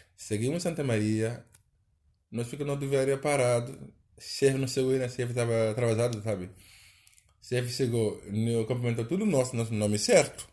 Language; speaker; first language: Portuguese; non-native, learner; Wolof